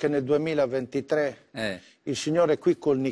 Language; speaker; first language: Italian; native; Italian